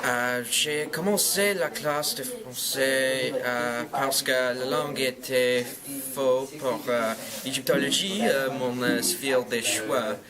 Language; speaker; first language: French; non-native, learner; English